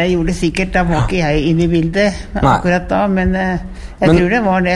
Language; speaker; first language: Norwegian; native; Norwegian